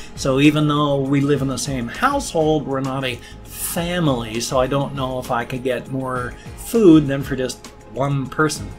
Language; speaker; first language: English; native; English